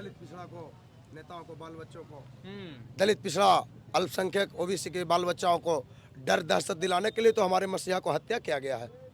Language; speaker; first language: Hindi; native; Hindi